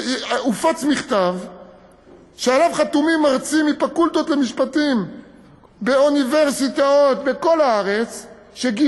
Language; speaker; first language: Hebrew; native; Hebrew